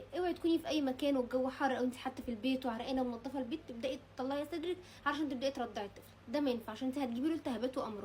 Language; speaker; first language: Arabic; native; Arabic